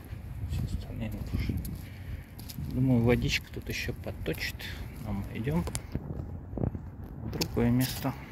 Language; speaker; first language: Russian; native; Russian